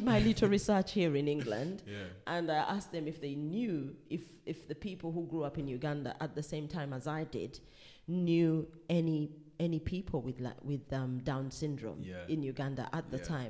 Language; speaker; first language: English; non-native, local second language; Ganda